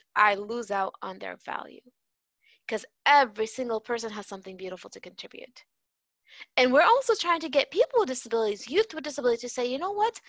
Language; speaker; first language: English; native; English